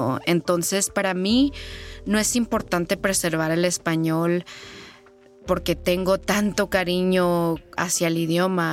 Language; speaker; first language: Spanish; early bilingual, heritage; Spanish